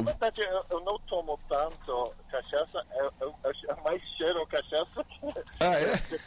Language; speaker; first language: Portuguese; non-native, learner; Polish